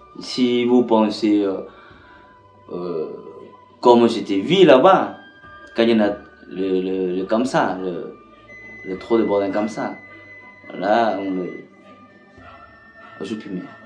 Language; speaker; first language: French; non-native, learner; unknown